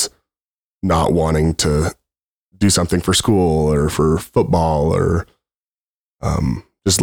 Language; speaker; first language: English; native; English